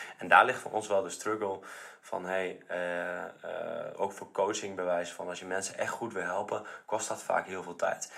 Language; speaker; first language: Dutch; native; Dutch